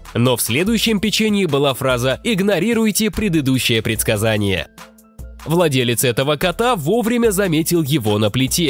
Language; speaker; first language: Russian; native; Russian